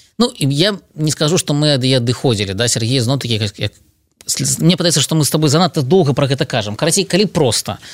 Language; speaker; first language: Belarusian; non-native, local second language; Russian